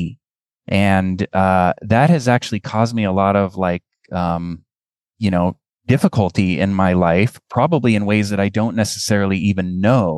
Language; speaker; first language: English; native; English